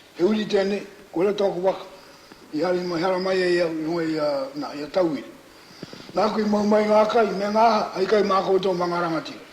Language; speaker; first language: Māori; native; Māori